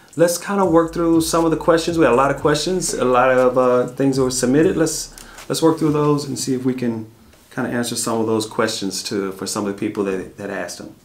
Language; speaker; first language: English; native; English